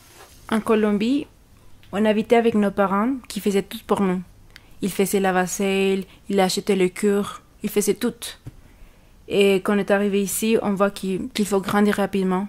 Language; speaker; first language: French; non-native, learner; Spanish